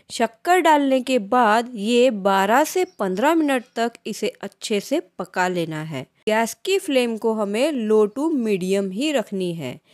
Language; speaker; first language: Hindi; non-native, local second language; Marathi